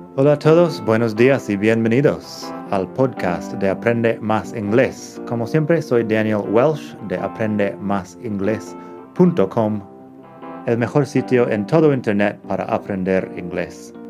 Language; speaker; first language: Spanish; non-native, fluent; English